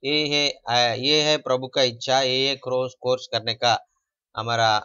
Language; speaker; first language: Hindi; non-native, local second language; Telugu